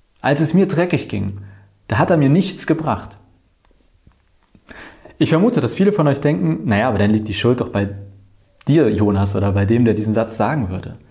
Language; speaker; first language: German; native; German